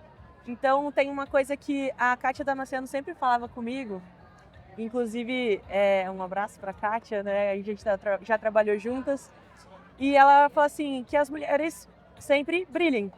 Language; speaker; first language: Portuguese; native; Portuguese